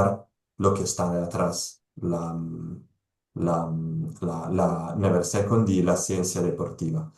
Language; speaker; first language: Spanish; non-native, fluent; Italian